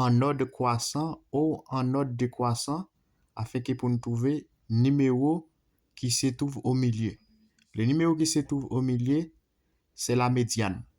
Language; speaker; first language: French; non-native, local second language; Haitian Creole